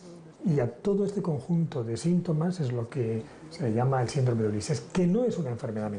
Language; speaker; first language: Spanish; native; Spanish